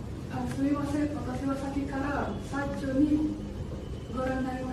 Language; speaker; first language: Japanese; non-native, learner; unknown